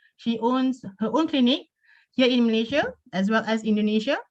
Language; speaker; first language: English; non-native, local second language; Malay